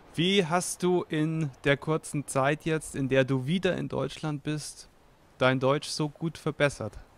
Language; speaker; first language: German; native; German